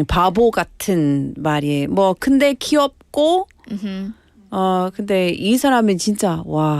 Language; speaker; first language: Korean; non-native, learner; English